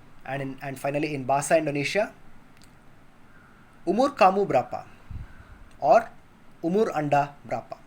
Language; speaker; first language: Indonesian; non-native, learner; Kannada